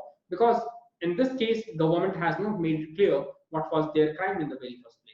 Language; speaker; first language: English; non-native, local second language; Hindi